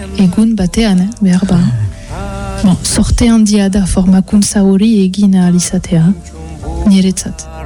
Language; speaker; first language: Basque; non-native, local second language; French